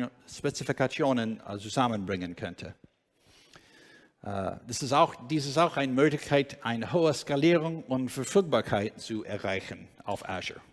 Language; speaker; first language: German; non-native, learner; English